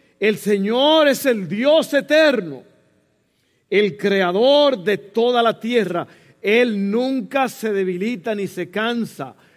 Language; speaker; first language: Spanish; early bilingual, heritage; Spanish